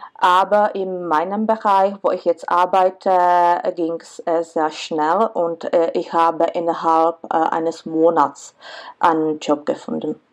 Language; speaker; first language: German; non-native, fluent; Czech